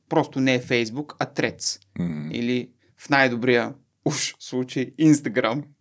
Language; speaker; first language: Bulgarian; native; Bulgarian